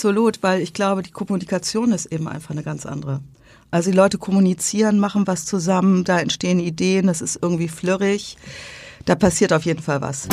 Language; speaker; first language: German; native; German